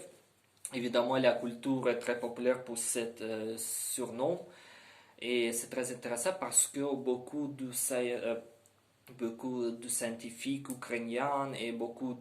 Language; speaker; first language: French; non-native, learner; Ukrainian